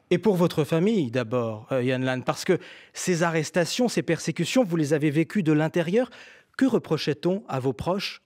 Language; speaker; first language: French; native; French